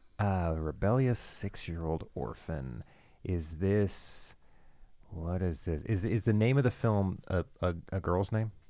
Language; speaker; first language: English; native; English